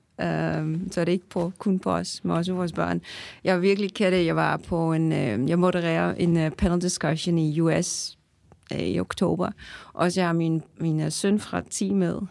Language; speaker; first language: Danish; non-native, fluent; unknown